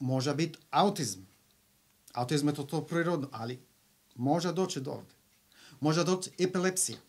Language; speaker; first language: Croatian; non-native, learner; Arabic